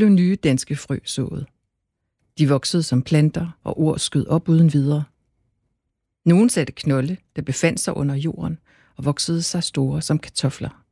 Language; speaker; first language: Danish; non-native, local second language; Korean